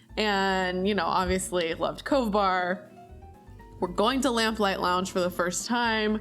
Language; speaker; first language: English; native; English